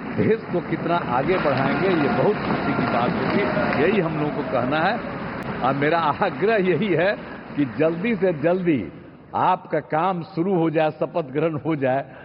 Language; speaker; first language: Hindi; native; Hindi